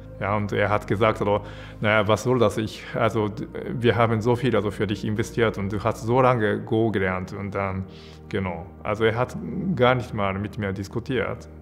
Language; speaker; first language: German; non-native, fluent; Japanese